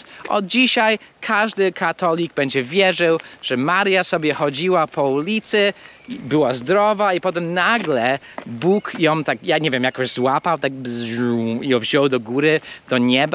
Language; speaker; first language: Polish; non-native, fluent; English